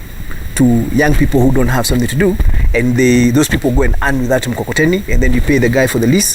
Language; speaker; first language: English; non-native, local second language; Kikuyu